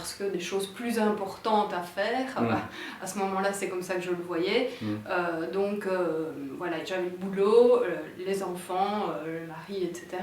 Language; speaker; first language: French; native; French